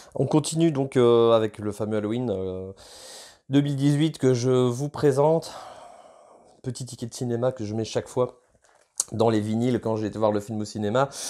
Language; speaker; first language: French; native; French